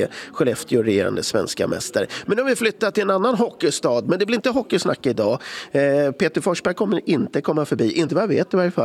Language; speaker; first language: Swedish; native; Swedish